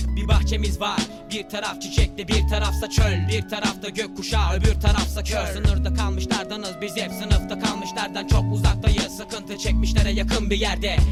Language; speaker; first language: English; non-native, fluent; Turkish